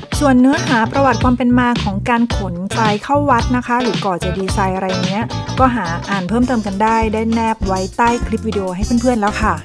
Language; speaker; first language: Thai; native; Thai